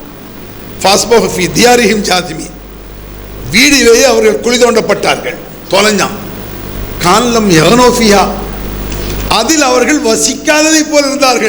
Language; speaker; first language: Tamil; native; Tamil